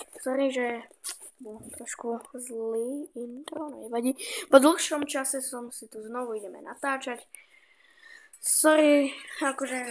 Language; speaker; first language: Slovak; non-native, local second language; Hungarian